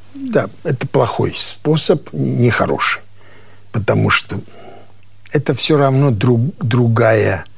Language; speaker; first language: Russian; non-native, local second language; Armenian